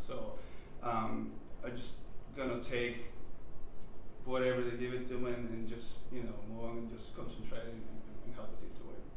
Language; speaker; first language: English; non-native, fluent; Spanish